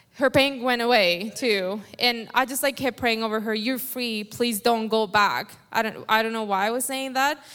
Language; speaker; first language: English; non-native, fluent; Spanish